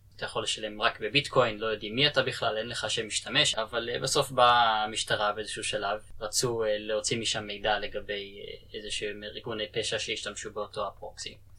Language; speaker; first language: Hebrew; native; Hebrew